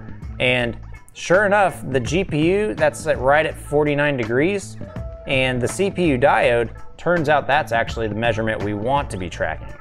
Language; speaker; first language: English; native; English